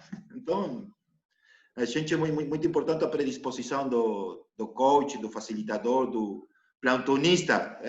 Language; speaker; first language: Portuguese; non-native, learner; Spanish